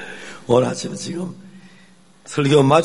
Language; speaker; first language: Korean; native; Korean